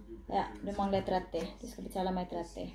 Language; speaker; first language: Norwegian; non-native, learner; Cebuano